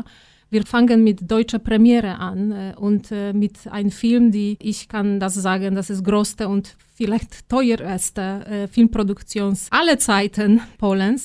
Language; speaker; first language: German; non-native, fluent; Polish